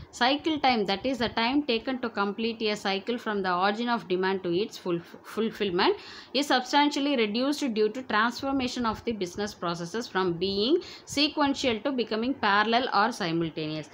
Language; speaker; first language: English; non-native, local second language; Tamil